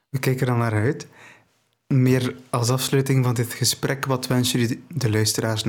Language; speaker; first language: Dutch; native; Dutch